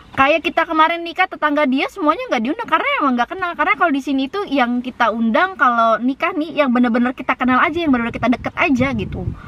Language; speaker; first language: Indonesian; native; Indonesian